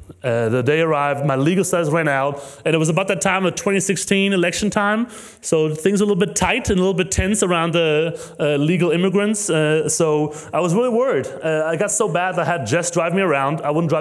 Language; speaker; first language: English; non-native, fluent; German